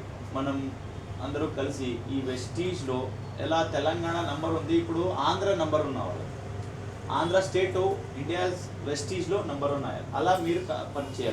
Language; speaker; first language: Telugu; non-native, learner; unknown